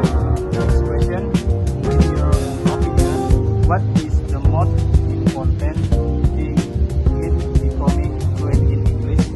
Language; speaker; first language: English; non-native, learner; Indonesian